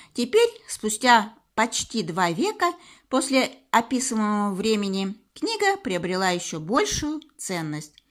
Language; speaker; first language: Russian; native; Russian